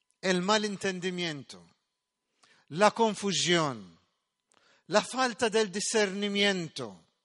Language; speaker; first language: Spanish; non-native, fluent; Maltese